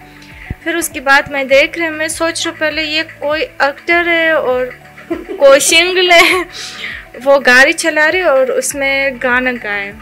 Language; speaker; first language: Hindi; non-native, learner; Russian